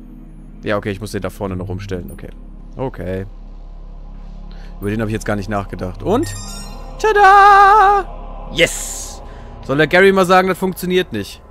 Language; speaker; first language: German; native; German